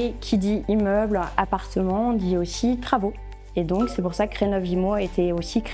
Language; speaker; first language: French; native; French